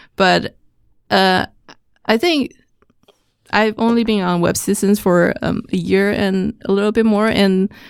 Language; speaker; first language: English; non-native, fluent; Chinese